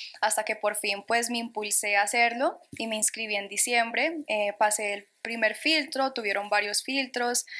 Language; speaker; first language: Spanish; native; Spanish